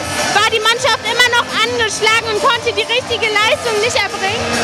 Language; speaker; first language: German; native; German